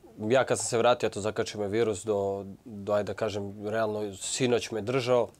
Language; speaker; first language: Serbian; native; Serbian